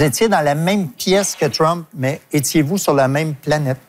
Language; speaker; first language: French; native; French